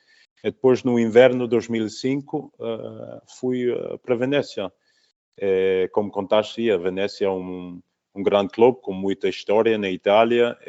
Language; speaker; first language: Portuguese; early bilingual, heritage; Portuguese